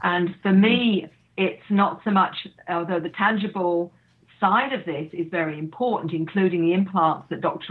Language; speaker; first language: English; native; English